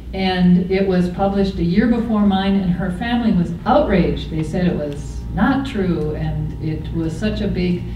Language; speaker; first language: English; native; English